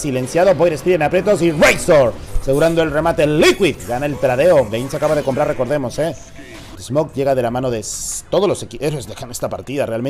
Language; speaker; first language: Spanish; native; Spanish